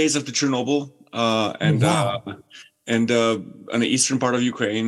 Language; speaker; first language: English; non-native, fluent; Ukrainian